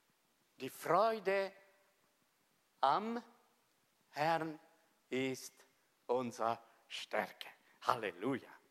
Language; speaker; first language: German; non-native, fluent; Italian